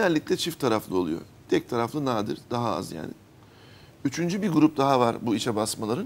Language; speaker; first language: Turkish; native; Turkish